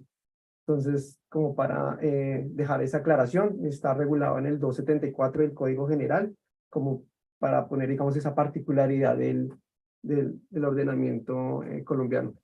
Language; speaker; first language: Spanish; native; Spanish